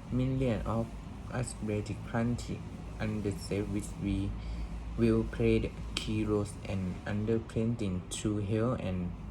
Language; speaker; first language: English; non-native, learner; Thai